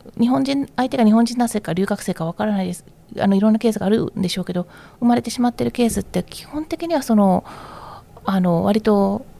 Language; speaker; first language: Japanese; native; Japanese